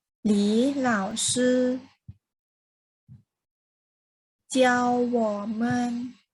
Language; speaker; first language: Chinese; non-native, fluent; Thai